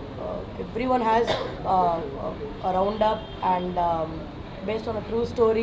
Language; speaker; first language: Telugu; non-native, fluent; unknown